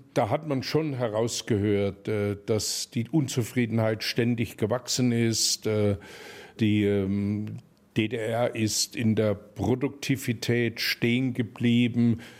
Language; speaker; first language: German; native; German